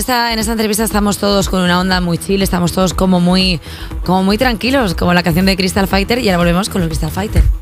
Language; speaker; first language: Spanish; native; Spanish